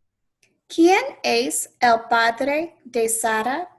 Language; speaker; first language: Spanish; non-native, fluent; English